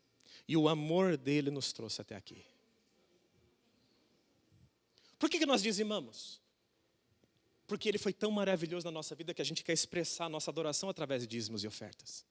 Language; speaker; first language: Portuguese; native; Portuguese